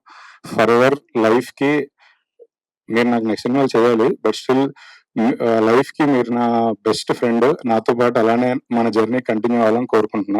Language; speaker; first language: Telugu; native; Telugu